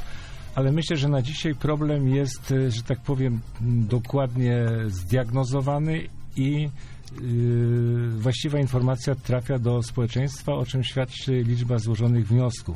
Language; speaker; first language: Polish; native; Polish